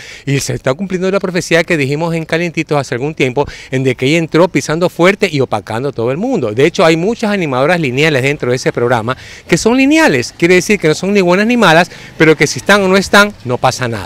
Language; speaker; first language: Spanish; native; Spanish